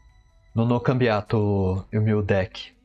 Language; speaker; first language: Italian; non-native, learner; Portuguese